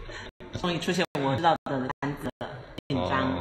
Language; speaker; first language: Chinese; native; Chinese